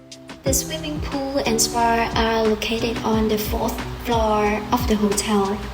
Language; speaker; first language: English; non-native, learner; Vietnamese